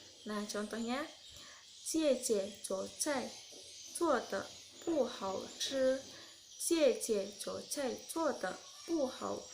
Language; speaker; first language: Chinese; non-native, learner; Indonesian